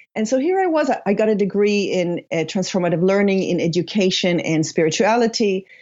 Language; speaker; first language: English; non-native, fluent; Hebrew